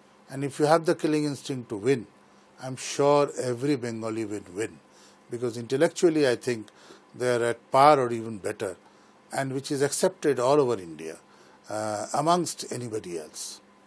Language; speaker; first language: English; non-native, local second language; Bangla